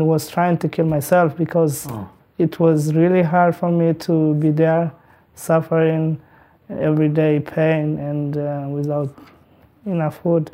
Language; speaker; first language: English; non-native, learner; Tigrinya